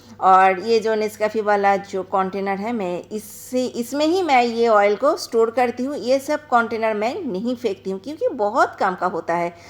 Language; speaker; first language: Hindi; non-native, local second language; Bangla